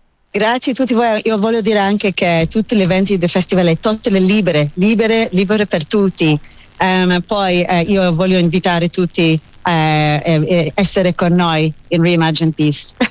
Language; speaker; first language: Italian; non-native, learner; Hebrew